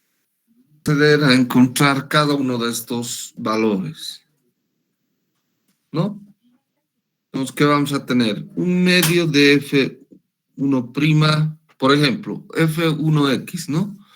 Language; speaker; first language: Spanish; native; Spanish